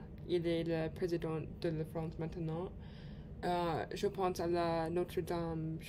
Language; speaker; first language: French; non-native, learner; English